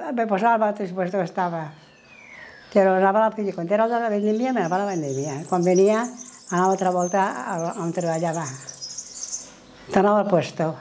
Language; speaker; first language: Catalan; native; Catalan